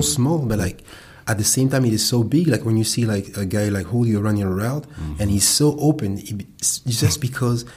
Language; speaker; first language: English; non-native, fluent; French